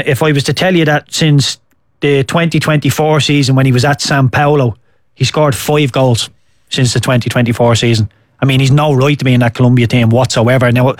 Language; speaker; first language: English; native; English